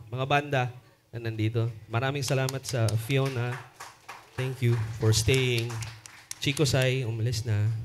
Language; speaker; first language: Filipino; non-native, local second language; Cebuano